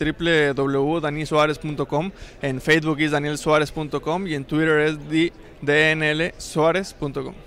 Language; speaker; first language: Spanish; native; Spanish